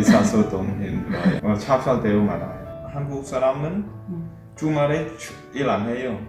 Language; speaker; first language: Korean; non-native, learner; Khmer